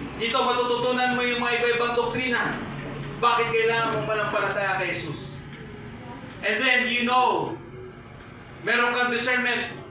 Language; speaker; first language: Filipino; non-native, local second language; Pampanga